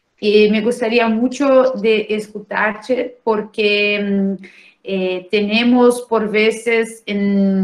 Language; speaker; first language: Spanish; non-native, learner; Portuguese